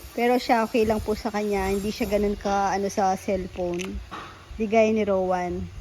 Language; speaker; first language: Filipino; native; Filipino